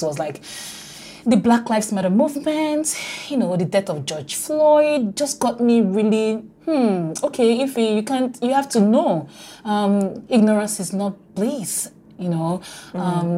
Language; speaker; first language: English; non-native, local second language; Igbo